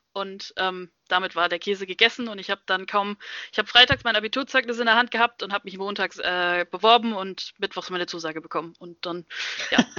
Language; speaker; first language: German; native; German